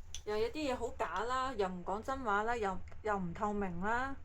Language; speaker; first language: Cantonese; native; Cantonese